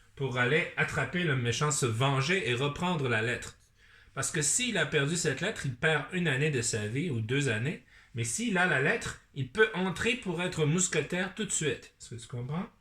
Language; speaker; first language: French; non-native, learner; English